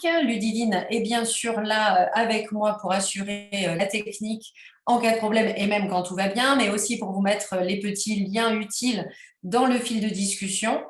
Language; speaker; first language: French; native; French